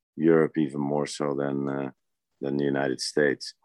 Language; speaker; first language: English; non-native, fluent; Dutch